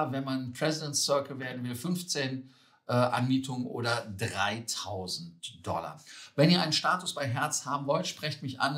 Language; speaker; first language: German; native; German